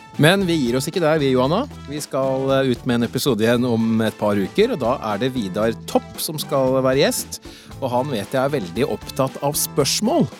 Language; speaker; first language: Norwegian; native; Norwegian